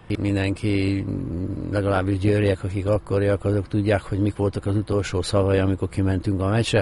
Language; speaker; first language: Hungarian; native; Hungarian